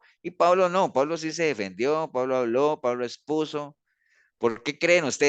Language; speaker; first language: Spanish; native; Spanish